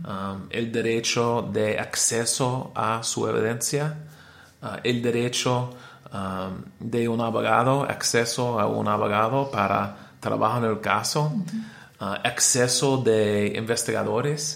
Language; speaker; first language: Spanish; non-native, learner; English